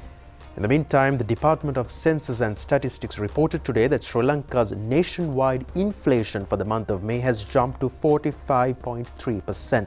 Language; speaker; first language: English; non-native, local second language; Sinhala